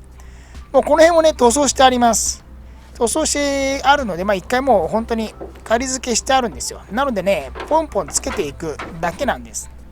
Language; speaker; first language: Japanese; native; Japanese